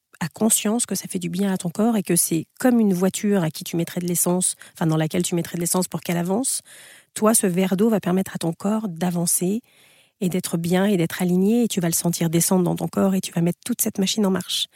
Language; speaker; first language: French; native; French